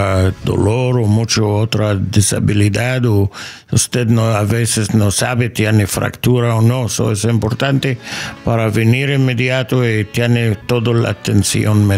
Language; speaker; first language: Spanish; non-native, learner; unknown